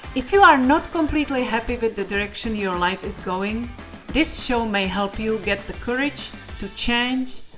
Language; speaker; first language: English; non-native, fluent; Czech